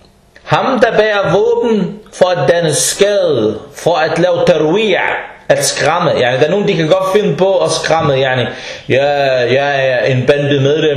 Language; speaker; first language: Danish; non-native, fluent; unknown